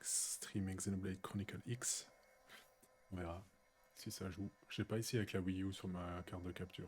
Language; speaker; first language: French; native; French